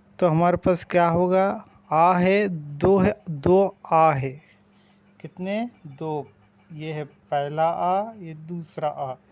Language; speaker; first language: Urdu; native; Urdu